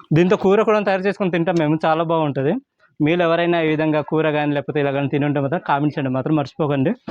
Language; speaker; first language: Telugu; non-native, local second language; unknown